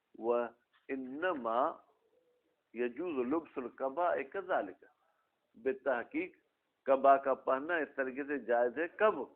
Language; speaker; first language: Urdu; non-native, local second language; Sindhi